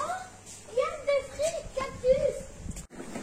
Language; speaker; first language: French; native; French